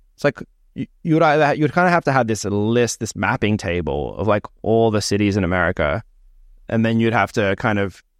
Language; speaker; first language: English; native; English